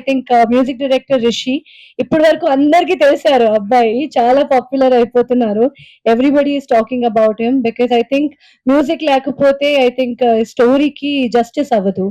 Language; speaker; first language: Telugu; non-native, fluent; Hindi